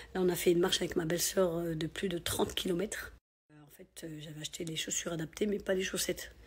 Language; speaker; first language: French; native; French